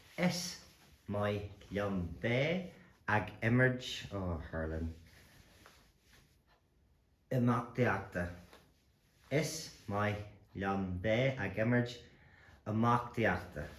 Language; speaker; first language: Irish; non-native, local second language; English